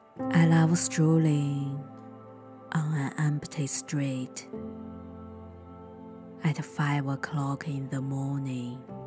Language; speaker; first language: English; non-native, fluent; Chinese